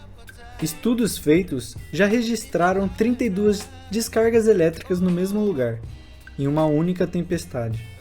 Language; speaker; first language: Portuguese; native; Portuguese